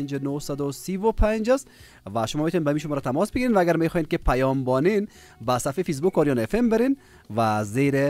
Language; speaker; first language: Persian; native; Persian